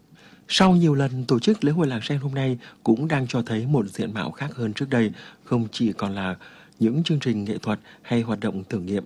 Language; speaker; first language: Vietnamese; native; Vietnamese